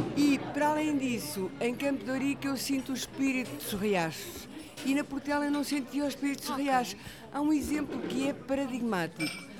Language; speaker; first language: Portuguese; native; Portuguese